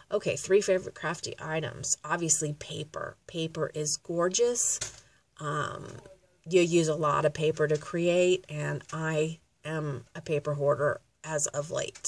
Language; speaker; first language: English; native; English